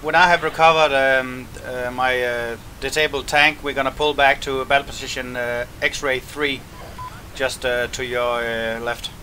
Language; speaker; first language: English; non-native, fluent; Danish